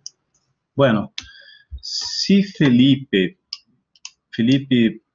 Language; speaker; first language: Spanish; non-native, learner; Portuguese